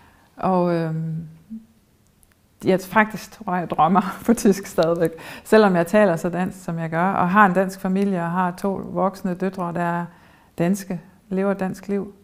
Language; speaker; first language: Danish; early bilingual, heritage; German